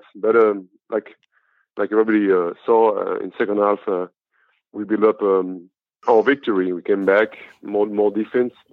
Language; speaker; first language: English; non-native, fluent; French